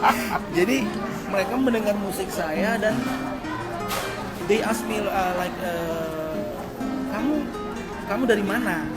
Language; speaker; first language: Indonesian; non-native, local second language; Achinese